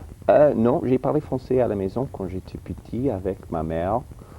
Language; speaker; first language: French; early bilingual, heritage; English